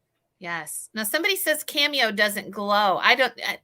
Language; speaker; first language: English; native; English